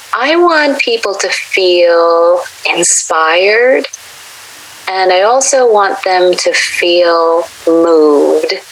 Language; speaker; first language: English; native; English